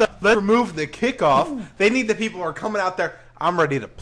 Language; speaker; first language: English; native; English